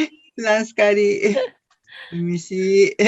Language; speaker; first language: Indonesian; non-native, fluent; Japanese